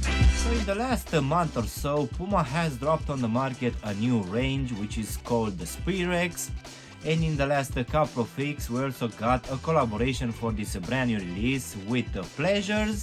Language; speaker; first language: English; non-native, fluent; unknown